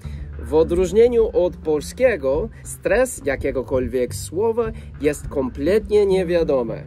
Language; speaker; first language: Polish; non-native, fluent; English